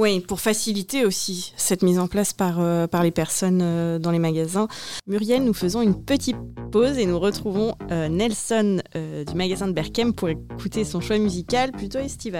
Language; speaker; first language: French; native; French